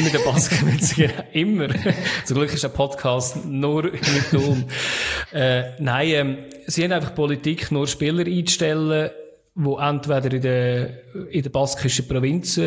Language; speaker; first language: German; native; German